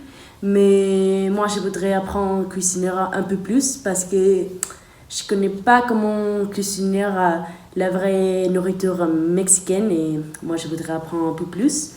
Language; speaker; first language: French; non-native, fluent; Spanish